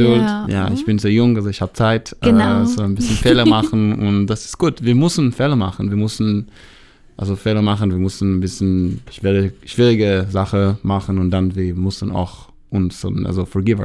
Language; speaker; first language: German; non-native, learner; Hebrew